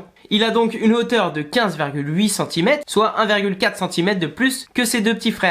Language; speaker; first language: French; native; French